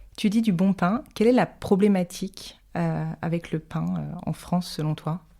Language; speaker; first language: French; native; French